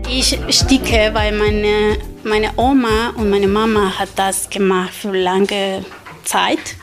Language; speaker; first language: German; non-native, learner; Spanish